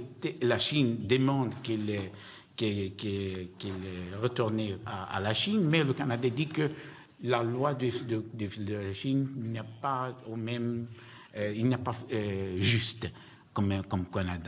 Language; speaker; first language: French; non-native, learner; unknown